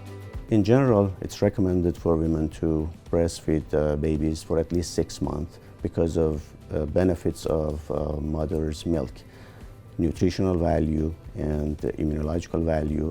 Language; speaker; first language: English; non-native, fluent; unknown